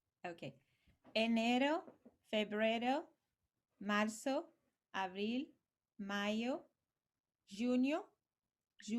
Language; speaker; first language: Spanish; non-native, learner; English